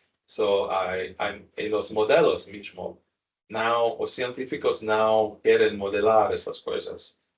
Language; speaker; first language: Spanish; non-native, learner; English